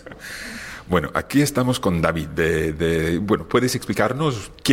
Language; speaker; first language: Spanish; non-native, fluent; English